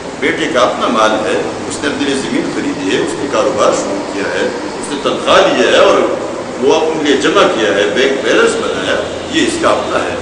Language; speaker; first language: Urdu; non-native, local second language; Pashto